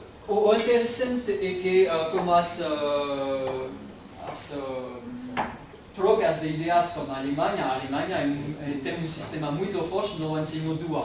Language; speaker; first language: Portuguese; non-native, fluent; French